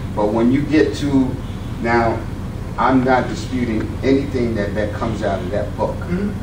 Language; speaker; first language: English; native; English